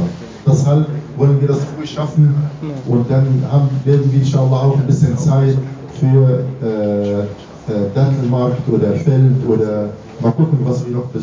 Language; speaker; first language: German; non-native, fluent; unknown